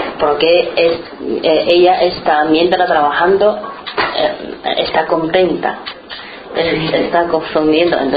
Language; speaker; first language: Spanish; non-native, learner; Chinese